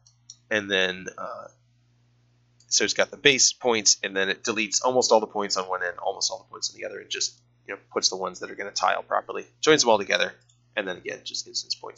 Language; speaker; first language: English; native; English